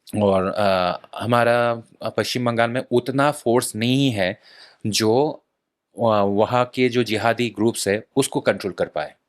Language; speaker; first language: Hindi; non-native, local second language; Bangla